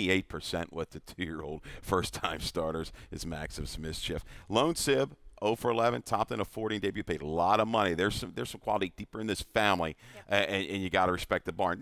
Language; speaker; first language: English; native; English